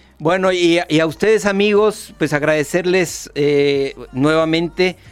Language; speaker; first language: Spanish; native; Spanish